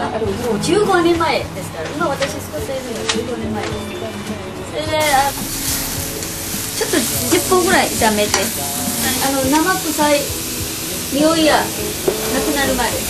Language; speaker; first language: Japanese; non-native, learner; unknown